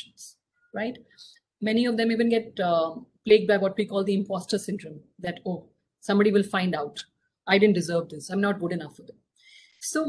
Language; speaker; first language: English; non-native, local second language; Hindi